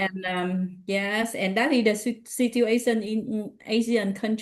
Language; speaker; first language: English; non-native, learner; Vietnamese